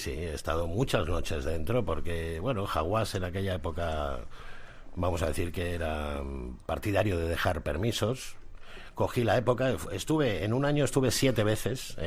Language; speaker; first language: Spanish; native; Spanish